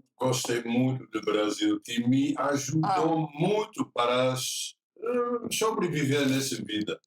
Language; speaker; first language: Portuguese; non-native, fluent; Dutch